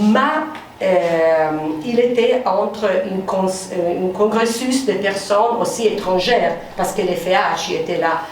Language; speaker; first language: French; non-native, fluent; Italian